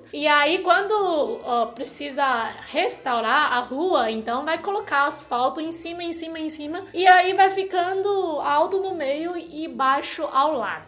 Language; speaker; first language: Portuguese; non-native, fluent; Chinese